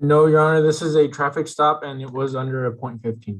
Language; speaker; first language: English; native; English